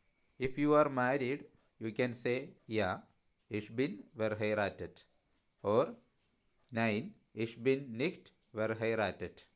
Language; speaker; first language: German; non-native, learner; Malayalam